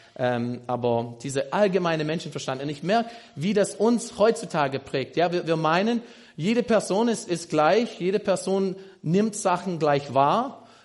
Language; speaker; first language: German; non-native, fluent; English